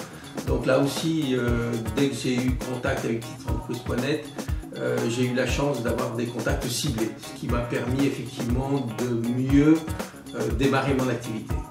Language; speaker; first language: French; native; French